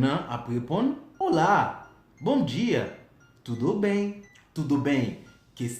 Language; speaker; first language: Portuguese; non-native, fluent; Haitian Creole